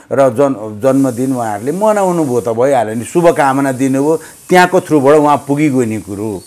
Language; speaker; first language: Nepali; native; Nepali